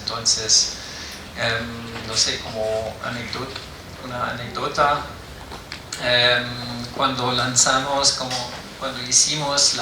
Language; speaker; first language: Spanish; non-native, fluent; German